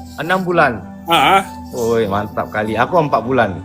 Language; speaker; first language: Indonesian; non-native, learner; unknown